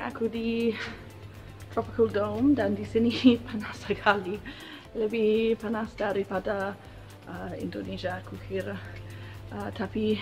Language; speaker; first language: Indonesian; non-native, learner; English